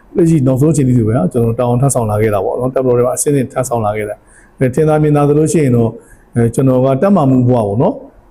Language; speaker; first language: Burmese; native; Burmese